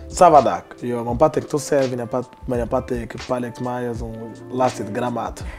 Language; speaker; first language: Latvian; non-native, learner; Portuguese